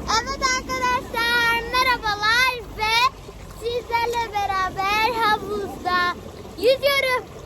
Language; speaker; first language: Turkish; early bilingual, heritage; Turkish